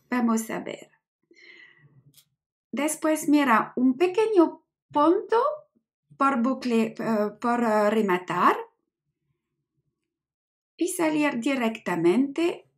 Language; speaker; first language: Spanish; non-native, learner; French